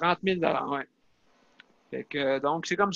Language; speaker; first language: French; native; French